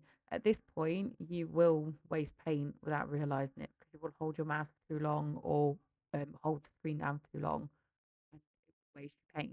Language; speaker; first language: English; native; English